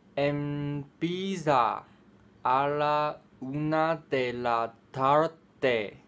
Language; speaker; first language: Spanish; non-native, learner; Chinese